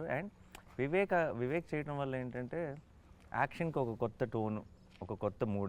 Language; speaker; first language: Telugu; native; Telugu